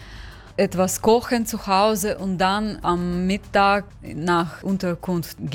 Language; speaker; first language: German; non-native, learner; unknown